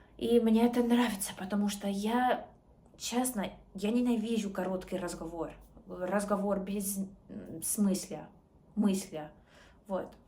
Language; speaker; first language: Russian; non-native, learner; English